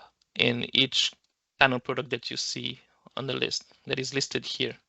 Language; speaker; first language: English; non-native, local second language; French